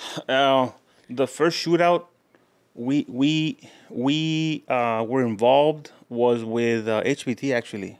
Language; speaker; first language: English; early bilingual, other home language; Spanish